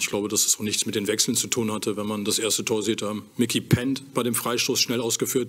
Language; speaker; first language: German; native; German